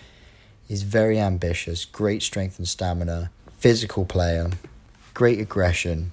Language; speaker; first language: English; native; English